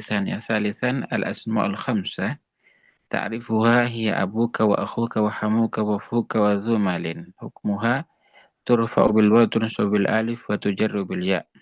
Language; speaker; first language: Arabic; non-native, fluent; Indonesian